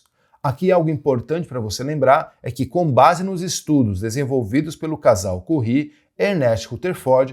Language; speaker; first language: Portuguese; native; Portuguese